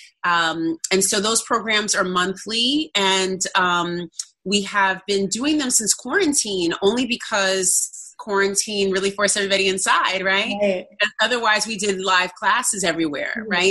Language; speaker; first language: English; native; English